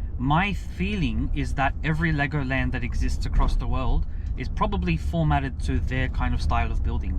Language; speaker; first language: English; native; English